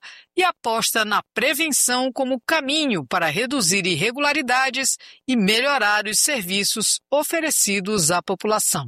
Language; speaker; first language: Portuguese; native; Portuguese